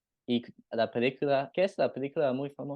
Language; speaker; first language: Spanish; non-native, learner; English